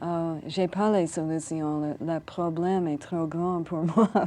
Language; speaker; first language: French; non-native, learner; English